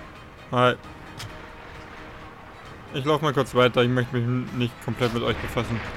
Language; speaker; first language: German; native; German